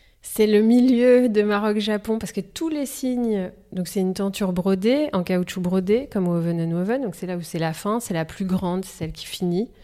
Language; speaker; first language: French; native; French